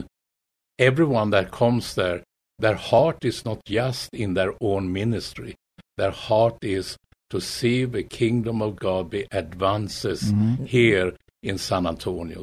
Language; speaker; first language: English; non-native, fluent; Swedish